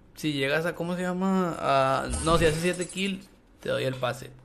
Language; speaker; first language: Spanish; native; Spanish